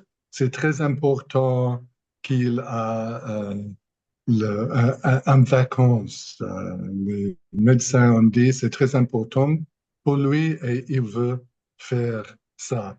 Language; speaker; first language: French; non-native, fluent; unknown